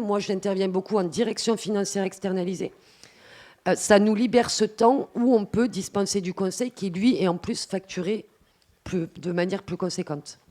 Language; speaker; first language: French; native; French